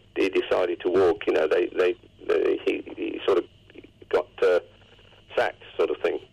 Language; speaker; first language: English; native; English